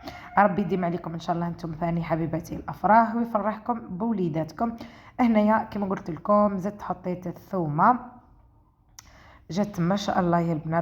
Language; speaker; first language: Arabic; native; Arabic